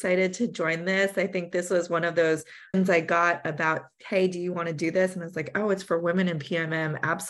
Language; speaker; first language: English; native; English